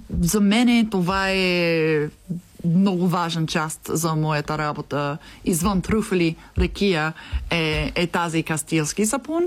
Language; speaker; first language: Bulgarian; non-native, learner; English